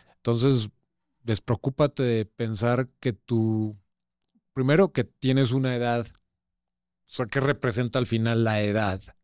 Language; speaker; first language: Spanish; native; Spanish